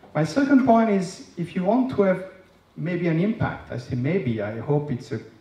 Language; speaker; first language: English; non-native, fluent; French